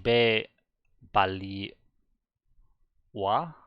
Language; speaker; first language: Korean; non-native, learner; German